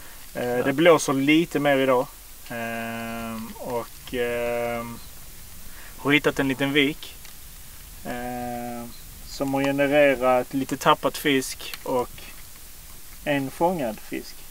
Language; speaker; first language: Swedish; native; Swedish